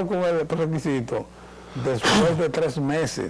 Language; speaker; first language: Spanish; native; Spanish